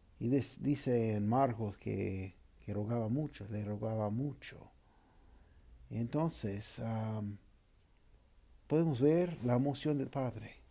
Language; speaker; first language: Spanish; non-native, fluent; English